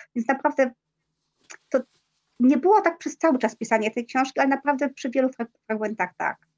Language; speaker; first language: Polish; native; Polish